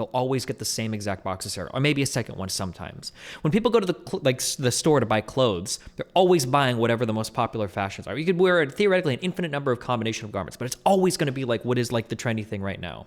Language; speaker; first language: English; native; English